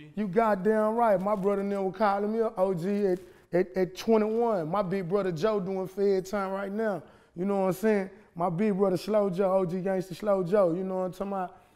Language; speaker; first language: English; native; English